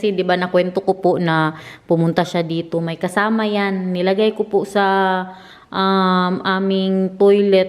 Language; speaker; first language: Filipino; non-native, local second language; Cebuano